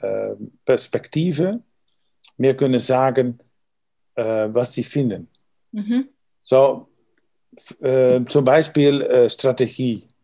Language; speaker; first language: German; non-native, learner; Dutch